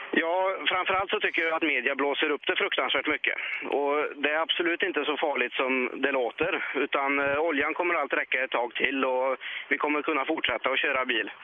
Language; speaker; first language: Swedish; native; Swedish